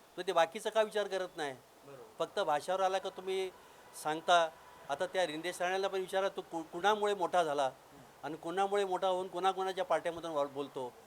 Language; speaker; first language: Marathi; non-native, local second language; Urdu